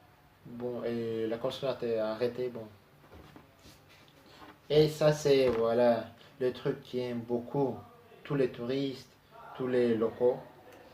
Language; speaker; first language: French; non-native, learner; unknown